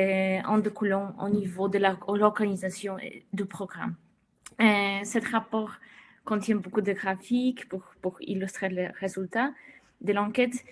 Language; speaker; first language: French; non-native, fluent; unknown